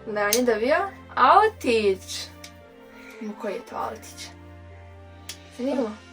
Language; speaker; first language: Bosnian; early bilingual, heritage; Serbian